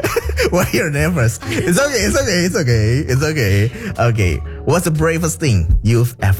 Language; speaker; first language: English; non-native, fluent; Indonesian